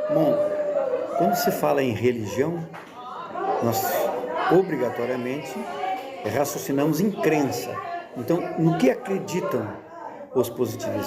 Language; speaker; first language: Portuguese; native; Portuguese